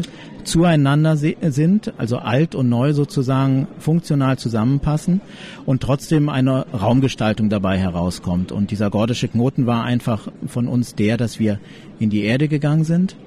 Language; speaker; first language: German; native; German